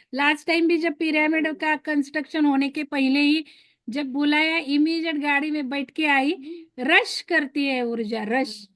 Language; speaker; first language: Hindi; non-native, local second language; Marathi